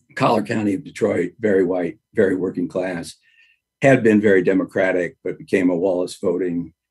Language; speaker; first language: English; native; English